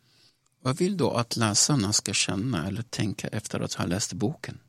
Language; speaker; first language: Swedish; non-native, fluent; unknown